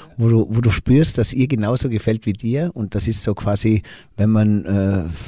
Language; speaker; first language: German; native; German